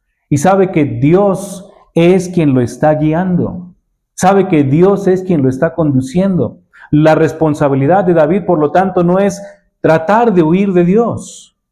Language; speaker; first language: Spanish; native; Spanish